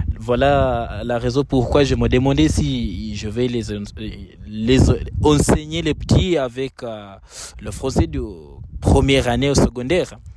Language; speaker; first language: French; non-native, fluent; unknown